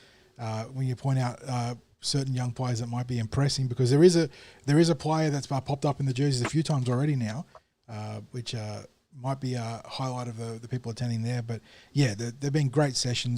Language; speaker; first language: English; native; English